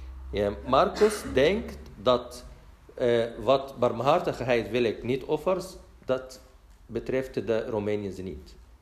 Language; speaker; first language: Dutch; non-native, fluent; Arabic